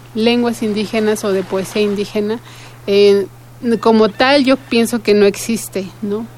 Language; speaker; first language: Spanish; native; Spanish